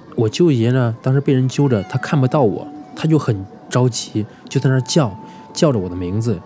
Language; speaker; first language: Chinese; native; Chinese